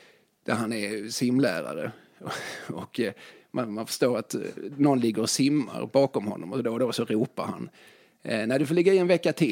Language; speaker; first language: Swedish; native; Swedish